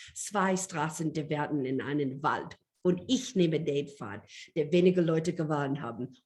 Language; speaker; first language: German; non-native, learner; English